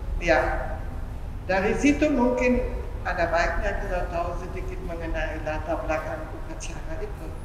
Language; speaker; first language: Indonesian; non-native, fluent; German